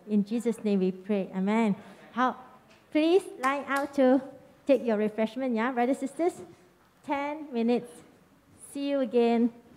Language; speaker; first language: English; non-native, local second language; Chinese